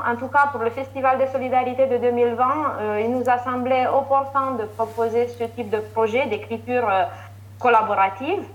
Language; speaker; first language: French; non-native, fluent; Romanian